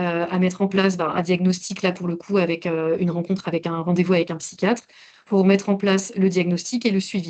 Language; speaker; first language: French; native; French